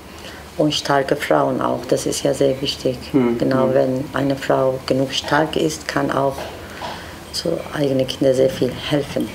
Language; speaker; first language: German; non-native, learner; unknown